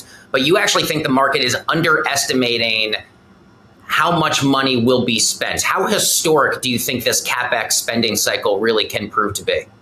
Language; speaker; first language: English; native; English